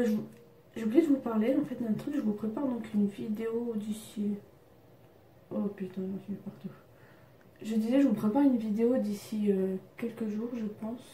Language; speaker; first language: French; native; French